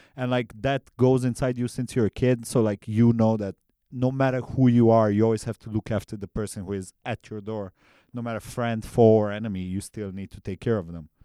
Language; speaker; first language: English; non-native, fluent; Romanian